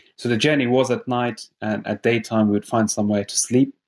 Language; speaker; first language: English; non-native, fluent; Persian